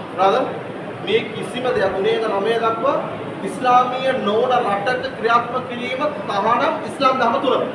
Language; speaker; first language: Sinhala; non-native, local second language; Tamil